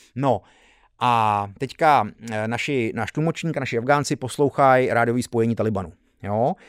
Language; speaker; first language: Czech; early bilingual, heritage; Czech